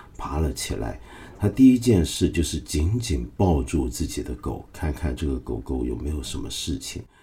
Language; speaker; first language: Chinese; non-native, local second language; Cantonese